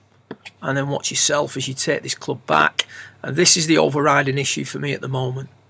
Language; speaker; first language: English; native; English